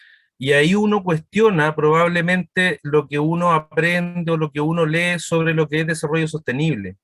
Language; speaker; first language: Spanish; native; Spanish